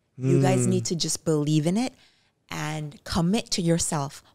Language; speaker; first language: English; non-native, fluent; Indonesian